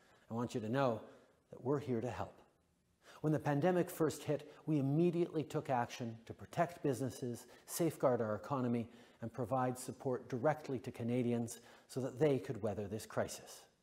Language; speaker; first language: English; early bilingual, other home language; French